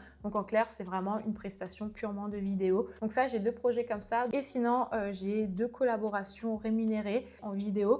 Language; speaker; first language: French; native; French